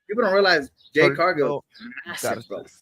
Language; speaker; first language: English; native; English